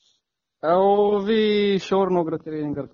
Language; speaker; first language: Swedish; non-native, fluent; Romanian